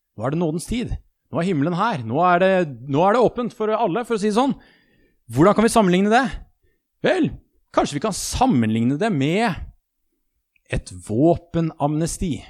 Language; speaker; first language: Norwegian; native; Norwegian